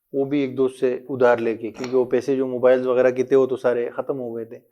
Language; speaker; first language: Urdu; non-native, local second language; Pashto